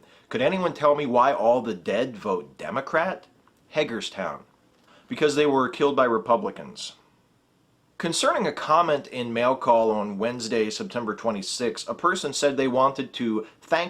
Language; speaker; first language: English; native; English